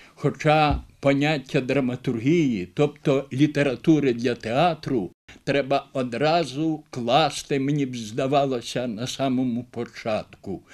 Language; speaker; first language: Ukrainian; native; Ukrainian